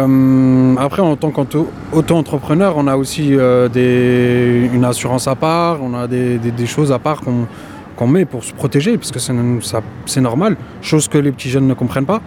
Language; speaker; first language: French; native; French